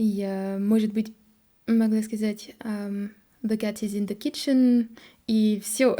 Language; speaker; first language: Russian; non-native, learner; French